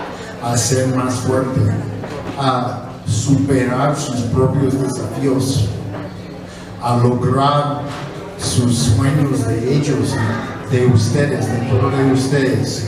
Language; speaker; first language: Spanish; non-native, fluent; English